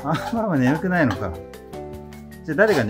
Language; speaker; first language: Japanese; native; Japanese